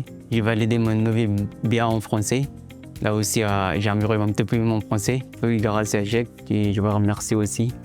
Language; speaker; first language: French; non-native, learner; Arabic